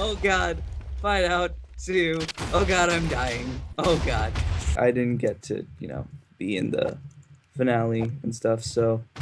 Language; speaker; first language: English; native; English